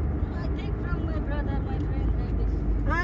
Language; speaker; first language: English; non-native, learner; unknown